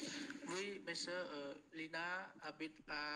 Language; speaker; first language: French; non-native, learner; Khmer